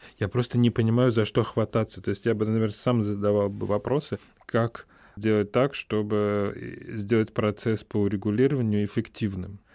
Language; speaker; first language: Russian; native; Russian